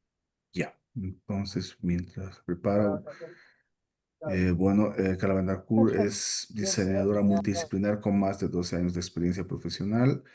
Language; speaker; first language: Spanish; native; Spanish